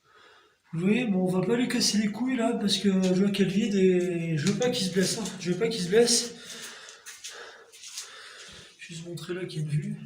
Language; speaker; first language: French; native; French